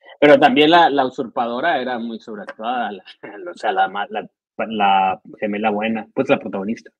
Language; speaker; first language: Spanish; native; Spanish